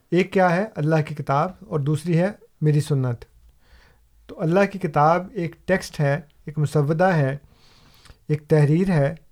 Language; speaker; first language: Urdu; non-native, local second language; Punjabi